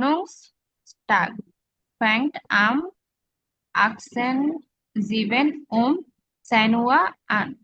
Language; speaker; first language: German; non-native, learner; Bangla